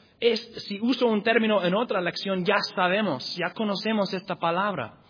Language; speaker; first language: Spanish; non-native, fluent; English